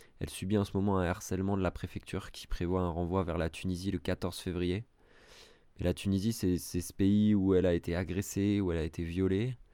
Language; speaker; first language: French; native; French